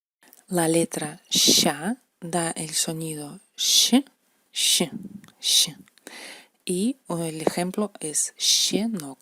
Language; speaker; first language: Spanish; non-native, fluent; Russian